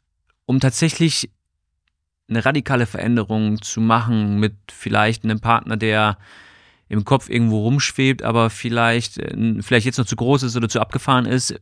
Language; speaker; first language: German; native; German